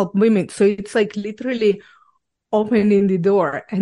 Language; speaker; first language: English; non-native, fluent; Ukrainian